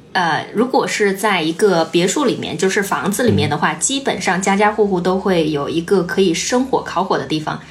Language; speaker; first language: Chinese; native; Chinese